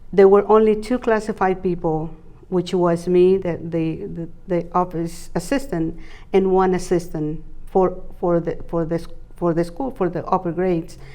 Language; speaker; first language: English; non-native, fluent; Spanish